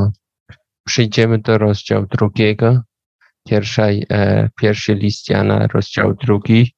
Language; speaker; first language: Polish; non-native, learner; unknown